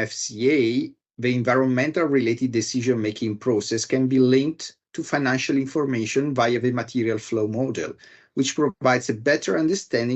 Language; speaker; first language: English; non-native, fluent; Italian